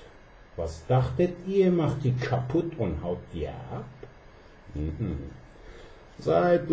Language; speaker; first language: German; non-native, fluent; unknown